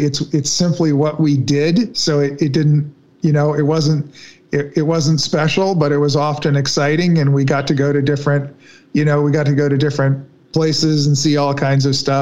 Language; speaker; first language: English; native; English